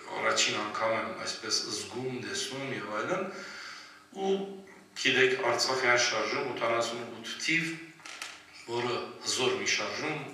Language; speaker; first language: Armenian; early bilingual, heritage; Armenian